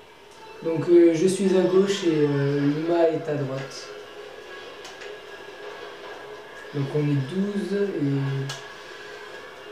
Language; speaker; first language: French; native; French